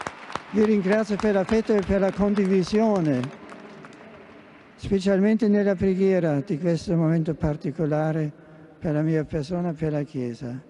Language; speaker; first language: Italian; non-native, fluent; German